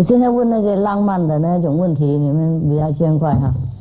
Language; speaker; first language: Chinese; non-native, fluent; Vietnamese